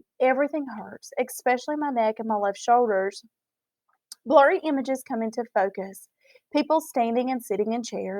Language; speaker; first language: English; native; English